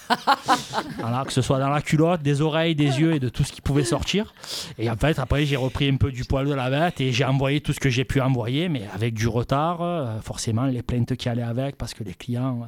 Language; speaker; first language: French; native; French